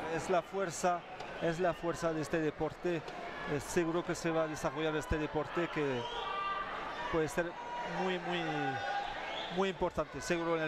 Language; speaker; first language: Spanish; non-native, fluent; French